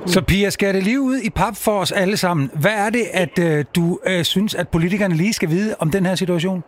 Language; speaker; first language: Danish; native; Danish